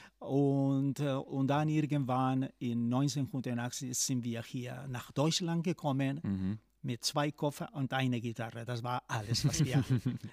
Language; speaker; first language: German; non-native, fluent; Spanish